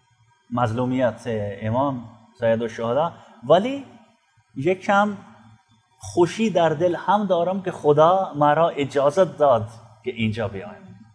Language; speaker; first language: Persian; non-native, fluent; Urdu